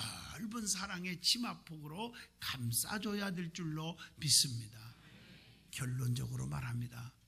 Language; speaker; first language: Korean; native; Korean